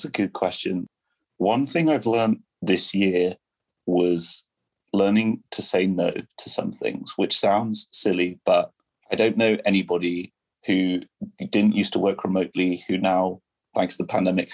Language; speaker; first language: English; non-native, local second language; French